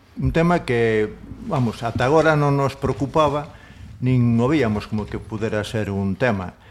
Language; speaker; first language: Galician; non-native, local second language; Spanish